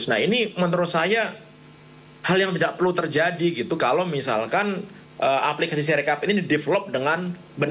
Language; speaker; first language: Indonesian; native; Indonesian